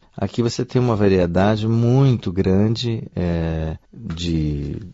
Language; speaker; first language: Portuguese; native; Portuguese